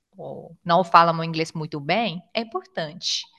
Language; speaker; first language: Portuguese; non-native, fluent; Italian